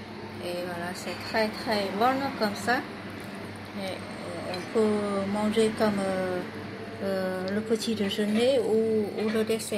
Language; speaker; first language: French; non-native, fluent; Vietnamese